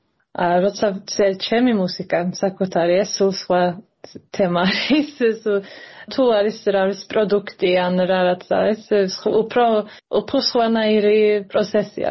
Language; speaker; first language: Georgian; early bilingual, heritage; Georgian